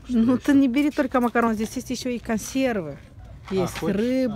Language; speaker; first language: Russian; non-native, fluent; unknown